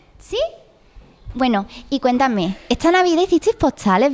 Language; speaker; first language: Spanish; native; Spanish